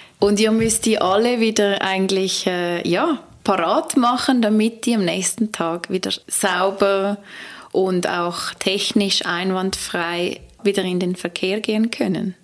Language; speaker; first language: German; native; German